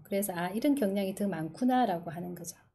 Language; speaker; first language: Korean; native; Korean